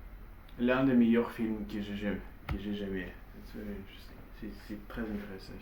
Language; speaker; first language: French; non-native, learner; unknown